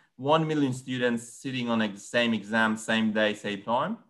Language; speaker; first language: English; non-native, fluent; Persian